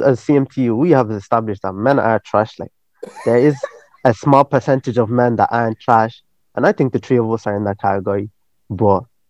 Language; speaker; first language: English; native; English